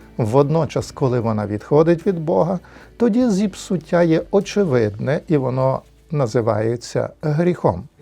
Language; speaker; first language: Ukrainian; native; Ukrainian